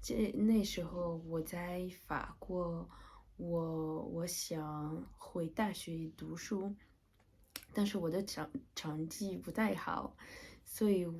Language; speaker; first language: Chinese; non-native, learner; French